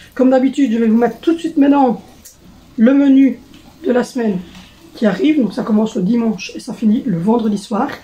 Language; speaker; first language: French; native; French